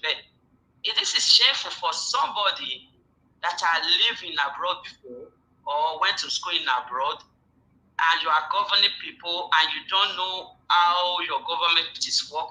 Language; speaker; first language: English; non-native, local second language; Bini